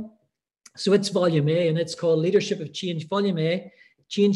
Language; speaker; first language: English; native; English